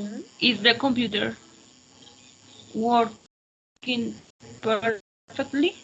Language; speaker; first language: English; non-native, learner; Spanish